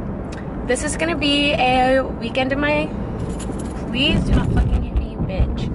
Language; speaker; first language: English; native; English